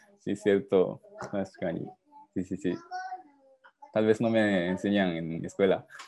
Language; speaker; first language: Spanish; non-native, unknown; Japanese